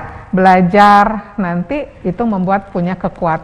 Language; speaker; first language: Indonesian; native; Indonesian